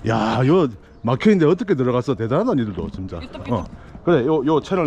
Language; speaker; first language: Korean; native; Korean